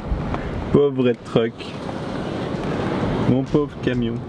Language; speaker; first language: French; native; French